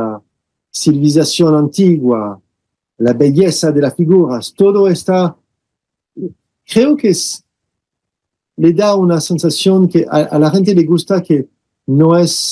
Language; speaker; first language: Spanish; non-native, fluent; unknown